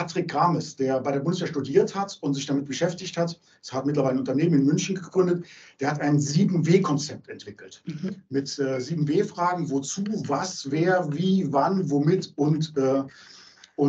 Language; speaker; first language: German; native; German